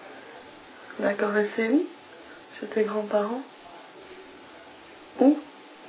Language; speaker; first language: French; non-native, fluent; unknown